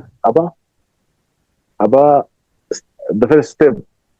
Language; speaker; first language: Indonesian; non-native, fluent; Arabic